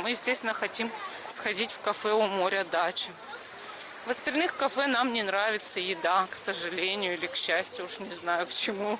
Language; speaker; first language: Russian; native; Russian